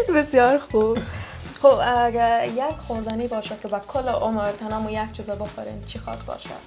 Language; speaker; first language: Persian; native; Persian